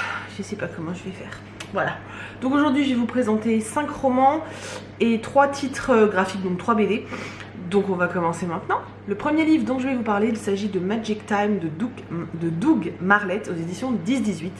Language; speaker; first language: French; native; French